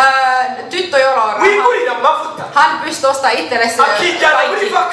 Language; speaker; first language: Finnish; non-native, fluent; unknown